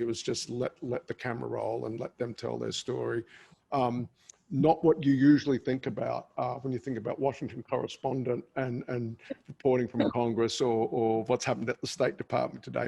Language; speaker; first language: English; native; English